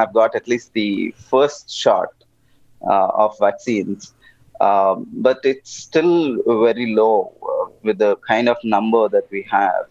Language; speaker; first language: English; non-native, local second language; Telugu